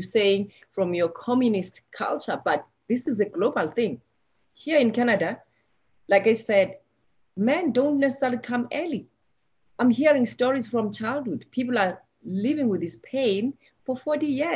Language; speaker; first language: English; non-native, local second language; Xhosa